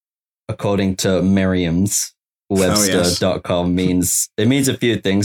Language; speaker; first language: English; native; English